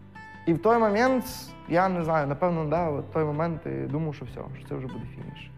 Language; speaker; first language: Ukrainian; native; Ukrainian